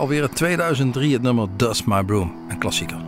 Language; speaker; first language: Dutch; native; Dutch